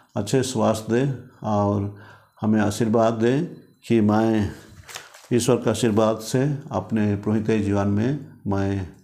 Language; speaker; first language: Hindi; non-native, local second language; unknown